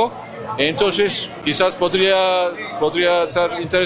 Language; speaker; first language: Spanish; non-native, learner; Turkish